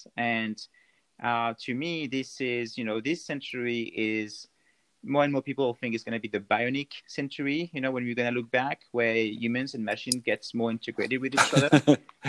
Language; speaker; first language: English; non-native, fluent; French